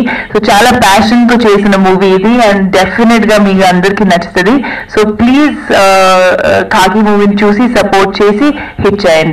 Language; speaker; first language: Telugu; non-native, fluent; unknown